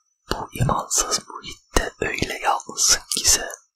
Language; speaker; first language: Turkish; non-native, fluent; English